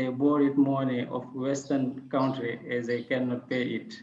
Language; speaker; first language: English; non-native, learner; French